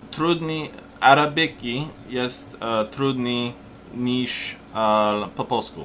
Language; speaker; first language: Polish; non-native, learner; English